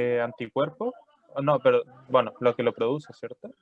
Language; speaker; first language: Spanish; native; Spanish